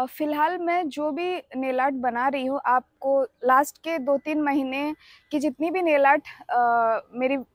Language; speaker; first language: Hindi; non-native, local second language; Odia